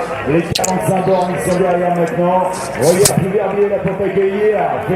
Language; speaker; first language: French; native; French